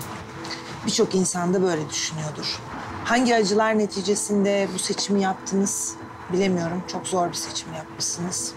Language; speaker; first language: Turkish; native; Turkish